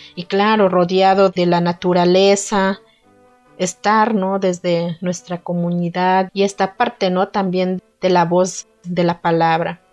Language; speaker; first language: Spanish; non-native, local second language; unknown